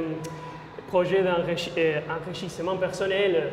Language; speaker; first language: French; non-native, fluent; Spanish